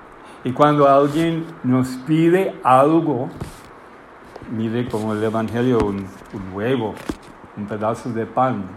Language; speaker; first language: Spanish; non-native, fluent; English